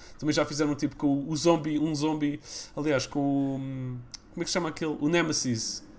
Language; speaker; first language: Portuguese; early bilingual, other home language; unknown